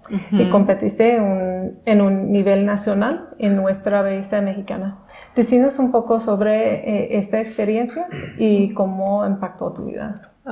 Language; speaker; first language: Spanish; non-native, fluent; English